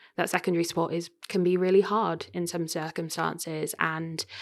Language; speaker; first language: English; native; English